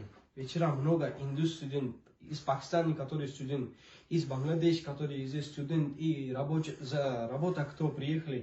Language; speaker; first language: Russian; non-native, learner; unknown